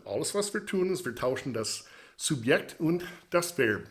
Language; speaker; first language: German; non-native, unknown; English